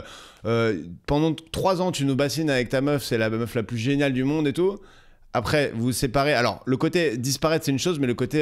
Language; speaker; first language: French; native; French